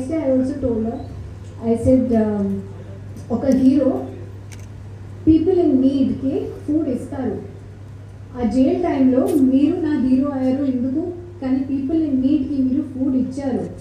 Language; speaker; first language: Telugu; non-native, learner; Hindi